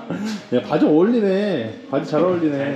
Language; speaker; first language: Korean; native; Korean